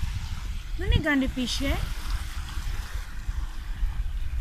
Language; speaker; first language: Italian; non-native, learner; Filipino